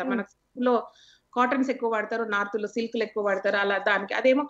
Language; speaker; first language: Telugu; native; Telugu